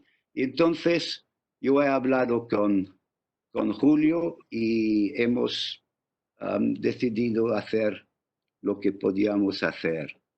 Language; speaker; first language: Spanish; non-native, fluent; English